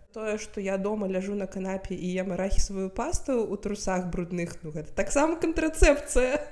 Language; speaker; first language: Belarusian; non-native, local second language; Russian